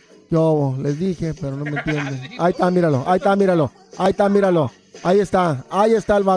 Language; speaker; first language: Spanish; native; Spanish